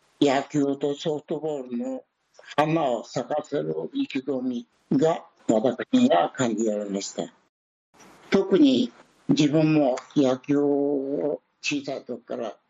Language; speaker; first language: Japanese; early bilingual, other home language; Chinese